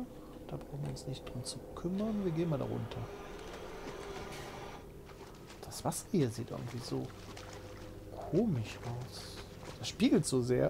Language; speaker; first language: German; native; German